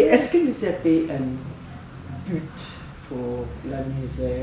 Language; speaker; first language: French; non-native, fluent; English